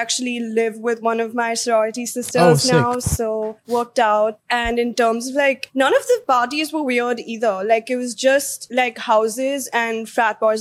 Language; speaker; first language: English; non-native, local second language; Hindi